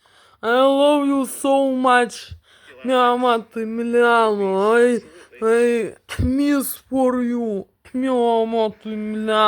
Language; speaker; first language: English; non-native, learner; Russian